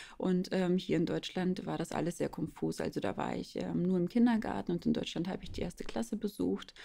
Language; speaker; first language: German; early bilingual, other home language; Russian